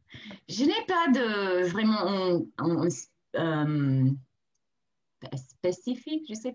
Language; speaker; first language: French; non-native, learner; English